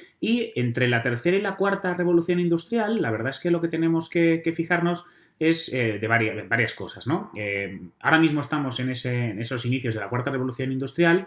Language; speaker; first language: Spanish; native; Spanish